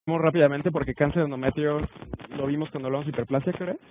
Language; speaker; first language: Spanish; native; Spanish